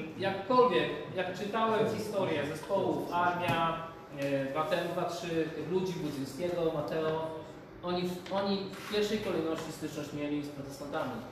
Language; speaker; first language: Polish; native; Polish